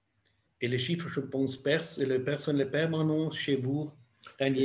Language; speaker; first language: French; non-native, fluent; German